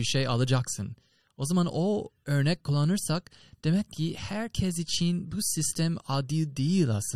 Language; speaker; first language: Turkish; non-native, fluent; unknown